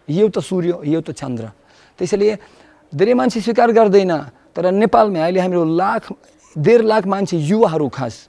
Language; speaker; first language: Nepali; non-native, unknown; Russian